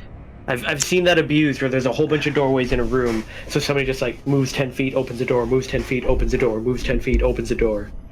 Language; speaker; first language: English; native; English